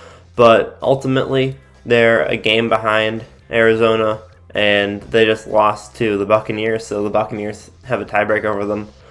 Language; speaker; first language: English; native; English